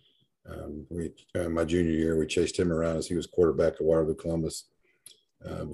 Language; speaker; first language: English; native; English